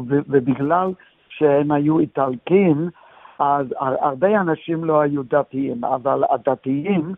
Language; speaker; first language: Hebrew; non-native, fluent; English